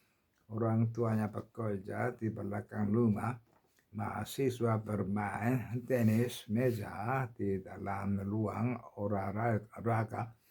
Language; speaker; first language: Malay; non-native, learner; Korean